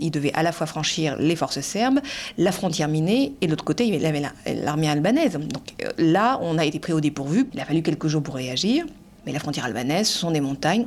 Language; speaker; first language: French; native; French